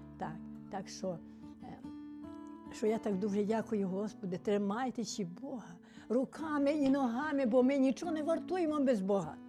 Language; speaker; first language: Ukrainian; native; Ukrainian